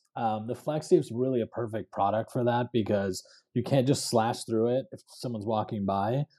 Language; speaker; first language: English; non-native, local second language; Cantonese